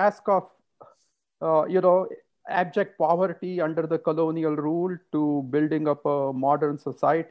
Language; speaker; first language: English; non-native, local second language; Hindi